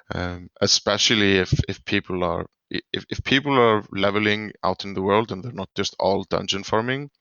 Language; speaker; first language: English; non-native, fluent; Swedish